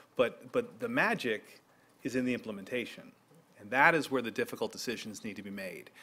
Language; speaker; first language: English; native; English